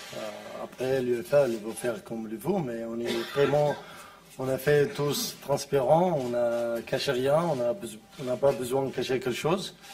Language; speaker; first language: French; non-native, learner; Arabic